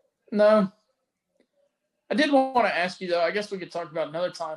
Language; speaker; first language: English; native; English